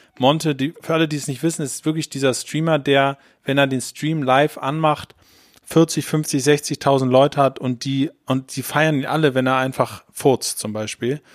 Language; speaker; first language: German; native; German